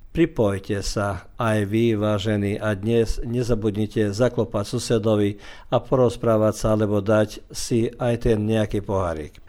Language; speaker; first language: Slovak; early bilingual, heritage; Slovak